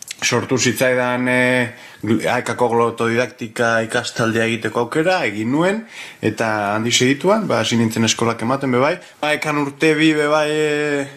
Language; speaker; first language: Basque; non-native, local second language; Spanish